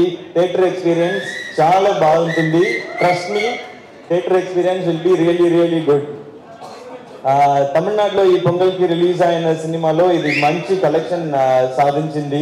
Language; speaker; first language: Telugu; non-native, learner; Tamil